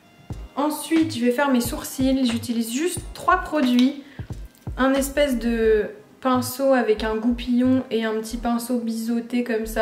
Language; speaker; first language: French; native; French